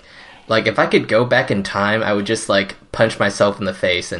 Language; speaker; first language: English; early bilingual, other home language; Cantonese